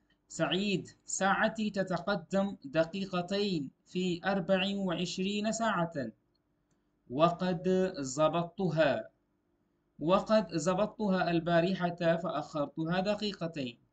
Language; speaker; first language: Arabic; non-native, fluent; Urdu